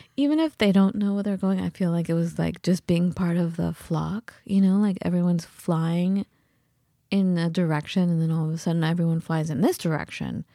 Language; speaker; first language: English; early bilingual, other home language; Persian